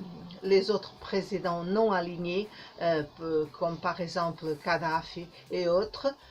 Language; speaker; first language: French; non-native, learner; Portuguese